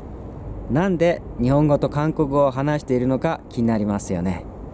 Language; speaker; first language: Japanese; non-native, fluent; Korean